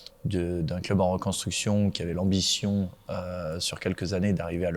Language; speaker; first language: French; native; French